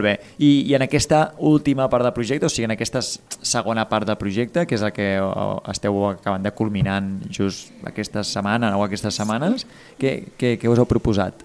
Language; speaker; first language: Catalan; native; Catalan